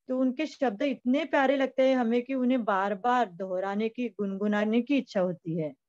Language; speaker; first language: Hindi; non-native, local second language; Marathi